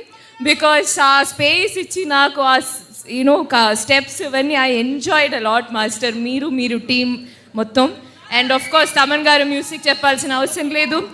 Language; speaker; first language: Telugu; non-native, local second language; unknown